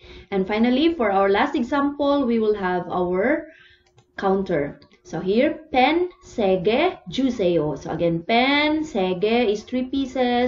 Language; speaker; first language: English; non-native, local second language; Cebuano